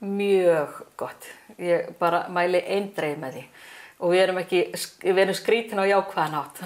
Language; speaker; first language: Icelandic; native; Icelandic